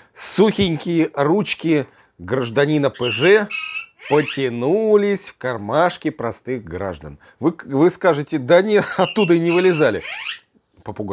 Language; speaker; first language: Russian; native; Russian